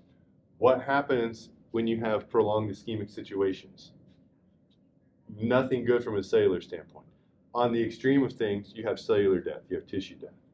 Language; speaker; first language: English; native; English